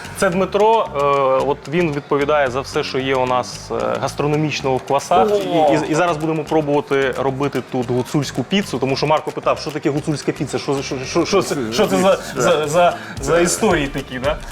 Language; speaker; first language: Ukrainian; native; Ukrainian